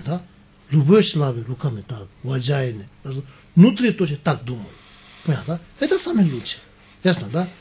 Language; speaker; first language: Russian; non-native, learner; Tibetan